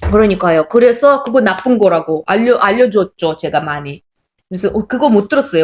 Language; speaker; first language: Korean; non-native, fluent; Uzbek